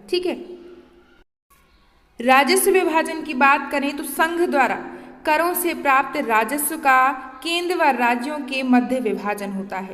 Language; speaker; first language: Hindi; native; Hindi